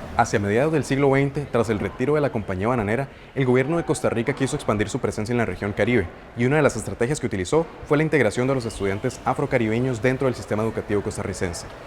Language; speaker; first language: Spanish; native; Spanish